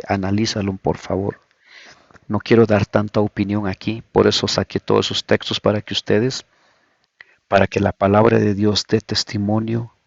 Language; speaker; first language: Spanish; native; Spanish